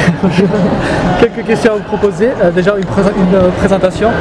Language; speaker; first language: French; native; French